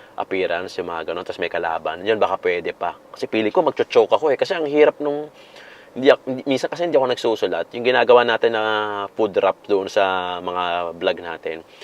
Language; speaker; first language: Filipino; native; Filipino